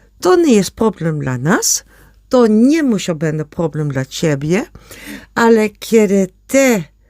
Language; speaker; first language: Polish; non-native, learner; Dutch